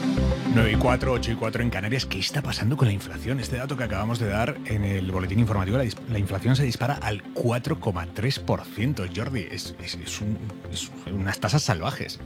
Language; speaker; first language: Spanish; native; Spanish